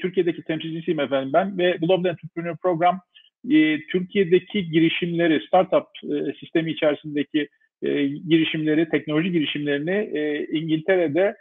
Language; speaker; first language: Turkish; native; Turkish